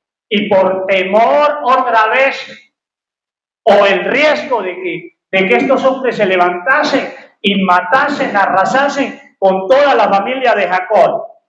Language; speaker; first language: Spanish; native; Spanish